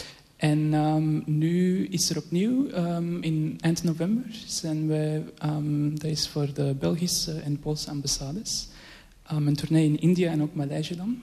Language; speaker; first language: Dutch; early bilingual, other home language; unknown